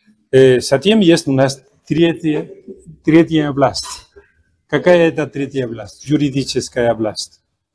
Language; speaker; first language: Russian; non-native, fluent; Spanish